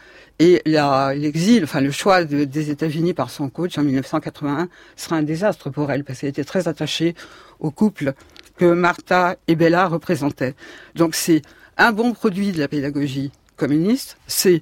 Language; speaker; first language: French; native; French